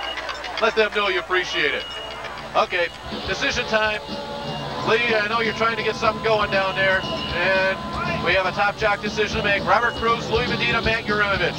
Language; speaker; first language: English; native; English